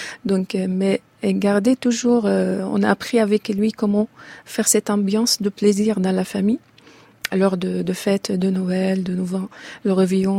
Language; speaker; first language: French; non-native, fluent; Arabic